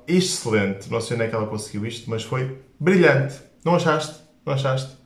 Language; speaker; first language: Portuguese; native; Portuguese